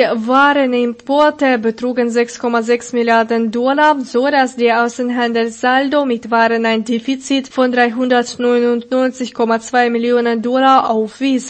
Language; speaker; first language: German; non-native, fluent; Russian